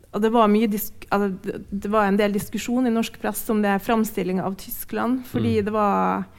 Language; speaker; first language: Norwegian; native; Norwegian